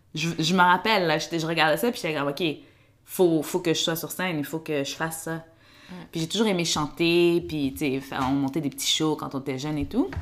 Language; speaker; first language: French; early bilingual, other home language; Kinyarwanda